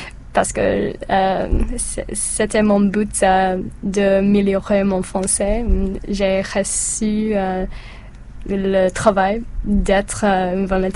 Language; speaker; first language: French; non-native, learner; English